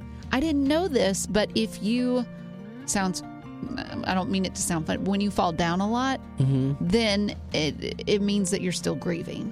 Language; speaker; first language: English; native; English